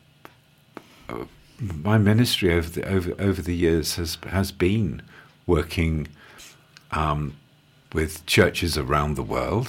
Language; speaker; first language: English; native; English